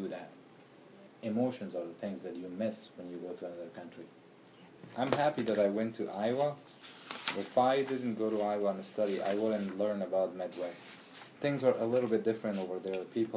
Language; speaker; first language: English; non-native, fluent; Persian